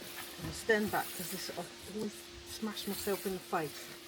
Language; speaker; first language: English; native; English